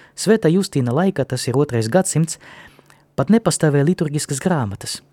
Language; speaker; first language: Latvian; non-native, local second language; Russian